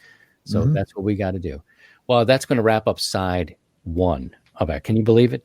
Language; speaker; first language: English; native; English